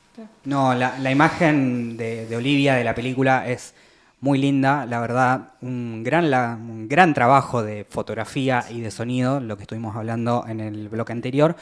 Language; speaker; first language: Spanish; native; Spanish